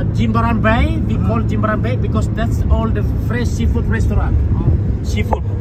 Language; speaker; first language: English; non-native, learner; Indonesian